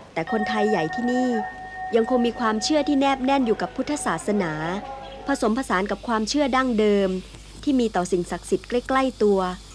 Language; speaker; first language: Thai; native; Thai